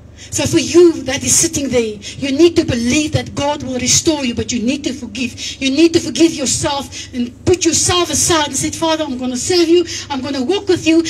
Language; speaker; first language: English; non-native, local second language; Afrikaans